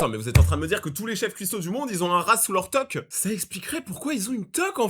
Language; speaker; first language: French; native; French